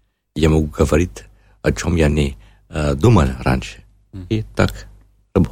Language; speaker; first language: Russian; non-native, learner; German